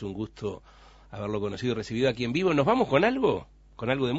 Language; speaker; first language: Spanish; native; Spanish